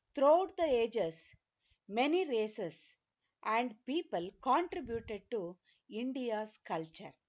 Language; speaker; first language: English; non-native, local second language; Kannada